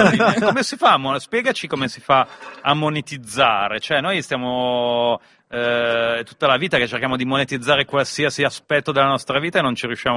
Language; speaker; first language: Italian; native; Italian